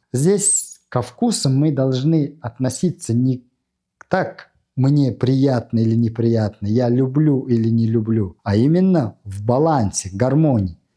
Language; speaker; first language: Russian; non-native, fluent; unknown